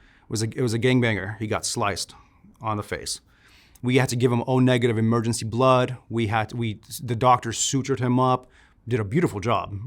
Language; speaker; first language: English; native; English